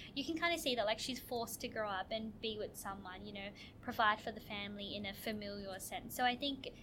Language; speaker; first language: English; native; English